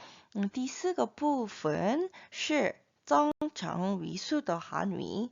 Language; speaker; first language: Chinese; non-native, fluent; Korean